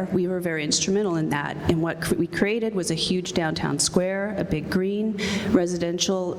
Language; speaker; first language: English; native; English